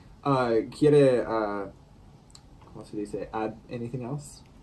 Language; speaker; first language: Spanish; non-native, learner; English